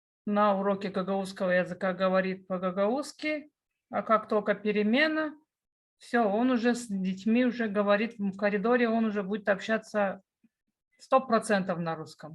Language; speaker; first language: Russian; non-native, local second language; Gagauz